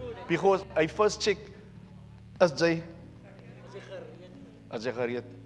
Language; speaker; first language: English; non-native, local second language; Afrikaans